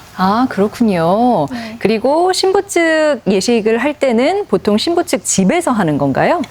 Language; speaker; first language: Korean; native; Korean